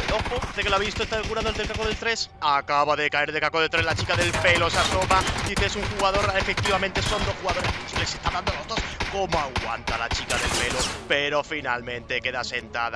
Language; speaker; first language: Spanish; native; Spanish